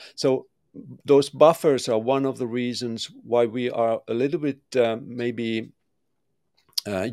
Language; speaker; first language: English; non-native, fluent; Finnish